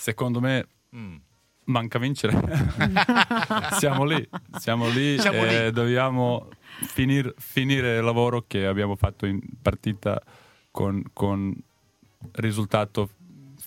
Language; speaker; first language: Italian; non-native, learner; Serbian